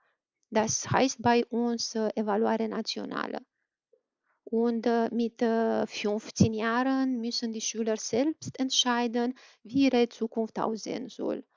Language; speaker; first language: German; non-native, fluent; Romanian